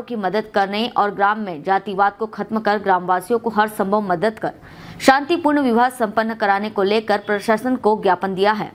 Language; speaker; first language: Hindi; native; Hindi